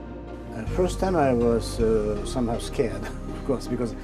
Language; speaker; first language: English; non-native, fluent; Japanese